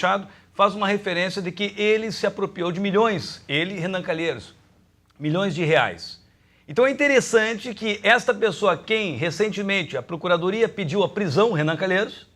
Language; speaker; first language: Portuguese; native; Portuguese